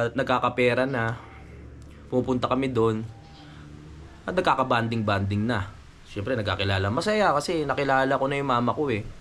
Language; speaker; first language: Filipino; native; Filipino